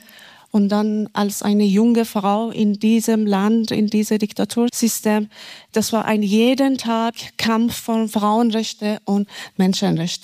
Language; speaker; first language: German; non-native, fluent; Persian